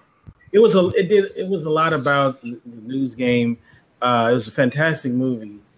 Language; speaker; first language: English; native; English